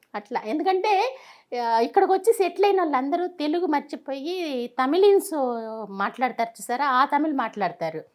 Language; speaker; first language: Telugu; native; Telugu